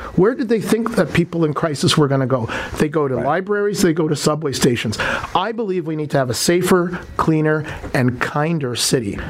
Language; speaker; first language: English; native; English